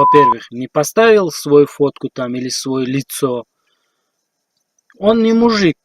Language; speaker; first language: Russian; non-native, learner; Tajik